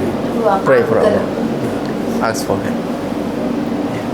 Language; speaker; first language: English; non-native, learner; Indonesian